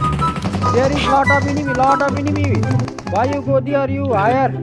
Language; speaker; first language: English; non-native, learner; Nepali